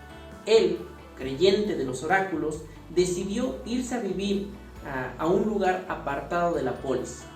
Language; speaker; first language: Spanish; native; Spanish